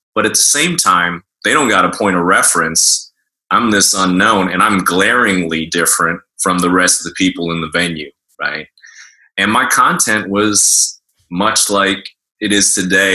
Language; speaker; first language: English; native; English